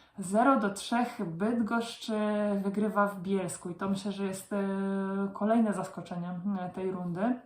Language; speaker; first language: Polish; native; Polish